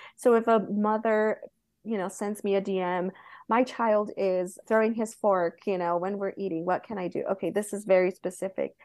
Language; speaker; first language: English; early bilingual, other home language; Spanish